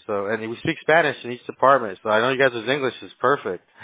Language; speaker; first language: English; early bilingual, other home language; Spanish